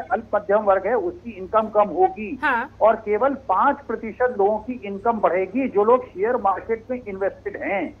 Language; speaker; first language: Hindi; native; Hindi